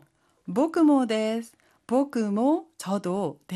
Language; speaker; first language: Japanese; non-native, fluent; Korean